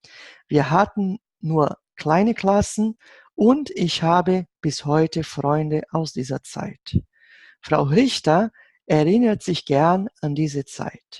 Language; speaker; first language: German; non-native, fluent; Portuguese